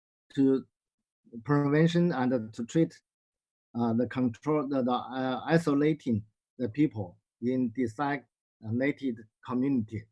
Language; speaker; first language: English; non-native, learner; Chinese